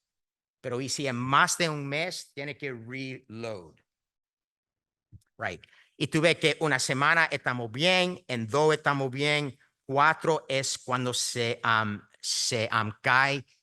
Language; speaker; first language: Spanish; early bilingual, heritage; Spanish